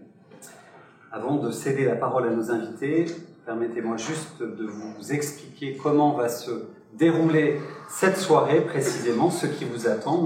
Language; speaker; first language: French; native; French